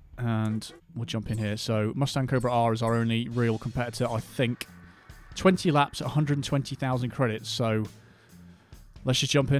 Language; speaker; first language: English; native; English